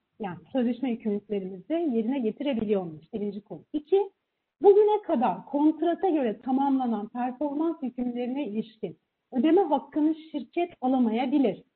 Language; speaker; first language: Turkish; native; Turkish